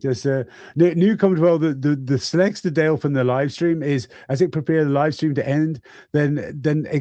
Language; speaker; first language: Dutch; non-native, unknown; English